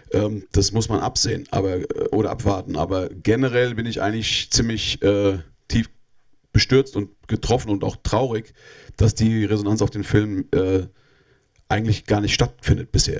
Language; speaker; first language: German; native; German